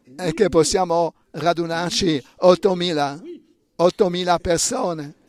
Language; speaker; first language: Italian; non-native, fluent; Romanian